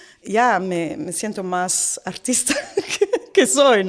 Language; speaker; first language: Spanish; non-native, learner; Dutch